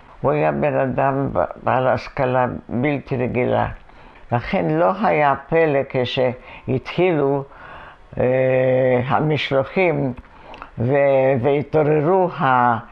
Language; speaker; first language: Hebrew; non-native, fluent; Polish